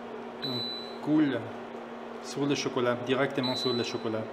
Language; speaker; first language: French; non-native, fluent; Spanish